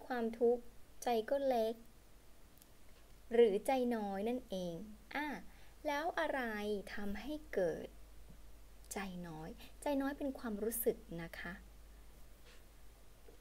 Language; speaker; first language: Thai; native; Thai